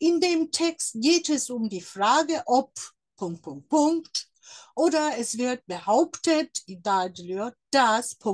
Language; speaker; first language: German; non-native, fluent; Turkish